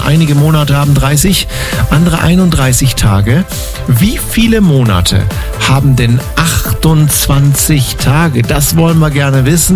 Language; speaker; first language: German; native; German